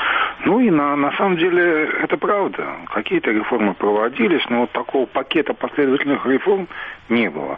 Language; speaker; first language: Russian; native; Russian